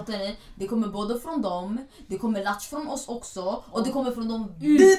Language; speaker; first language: Swedish; early bilingual, other home language; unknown